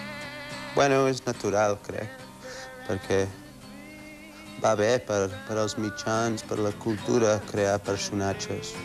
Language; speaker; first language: Catalan; early bilingual, heritage; Catalan